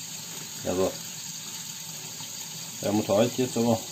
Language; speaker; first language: German; non-native, learner; Turkish